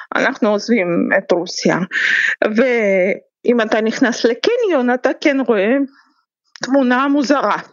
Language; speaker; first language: Hebrew; non-native, fluent; Russian